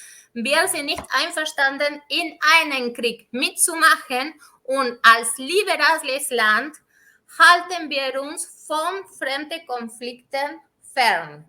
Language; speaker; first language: German; non-native, fluent; Spanish